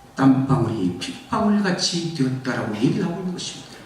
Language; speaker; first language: Korean; native; Korean